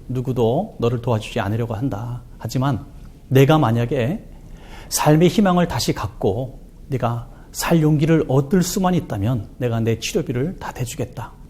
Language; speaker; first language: Korean; native; Korean